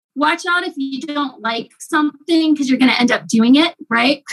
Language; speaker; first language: English; native; English